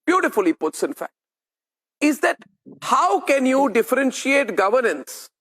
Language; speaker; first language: English; non-native, local second language; Hindi